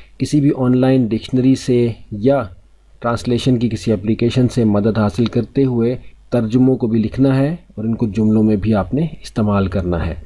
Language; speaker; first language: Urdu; native; Urdu